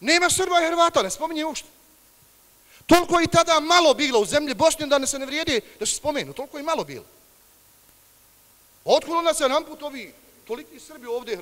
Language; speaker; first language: Serbian; native; Serbian